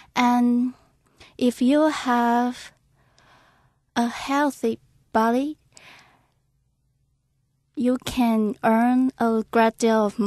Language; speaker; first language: English; non-native, learner; Chinese